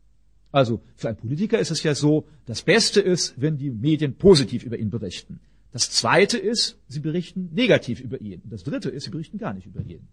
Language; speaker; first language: German; native; German